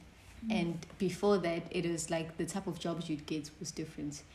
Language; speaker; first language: English; non-native, local second language; Zulu